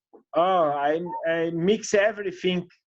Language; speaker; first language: English; non-native, learner; Portuguese